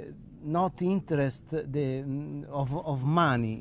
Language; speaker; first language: English; non-native, learner; Italian